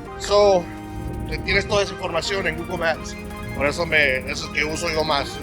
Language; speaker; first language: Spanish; early bilingual, heritage; Spanish